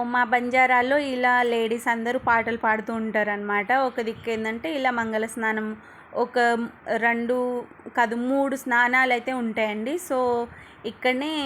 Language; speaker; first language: Telugu; non-native, local second language; Lambadi